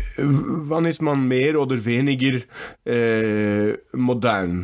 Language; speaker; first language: German; non-native, fluent; English